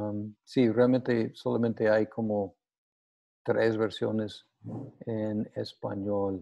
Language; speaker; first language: Spanish; non-native, fluent; English